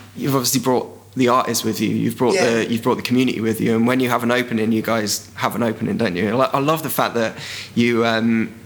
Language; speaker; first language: English; native; English